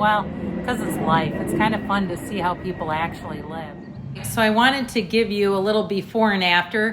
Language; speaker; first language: English; native; English